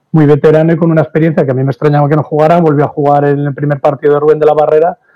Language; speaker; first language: Spanish; native; Spanish